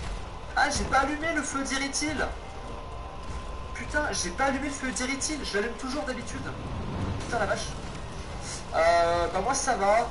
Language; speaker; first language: French; native; French